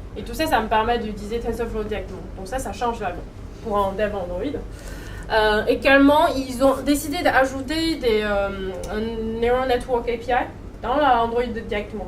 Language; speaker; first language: French; non-native, fluent; Chinese